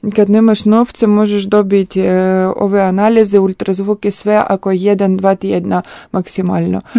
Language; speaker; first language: Croatian; non-native, learner; Russian